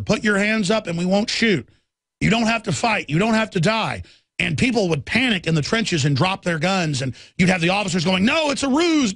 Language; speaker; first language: English; native; English